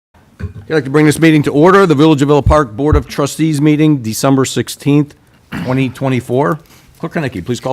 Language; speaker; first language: English; native; English